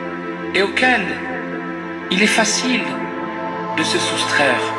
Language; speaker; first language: French; native; French